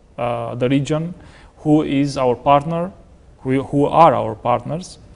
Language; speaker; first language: English; non-native, fluent; Romanian